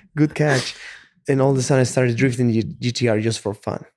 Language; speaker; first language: English; non-native, fluent; Spanish